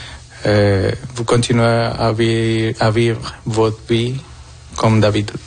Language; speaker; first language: French; non-native, fluent; Spanish